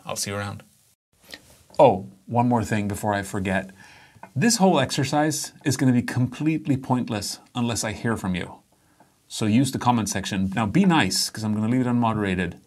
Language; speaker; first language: English; non-native, fluent; Swedish